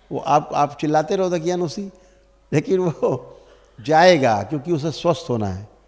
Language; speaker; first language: Hindi; native; Hindi